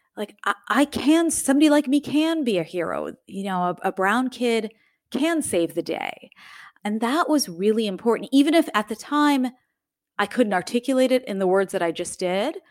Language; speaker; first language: English; native; English